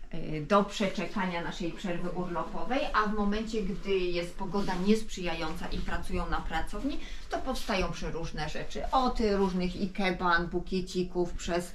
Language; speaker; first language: Polish; native; Polish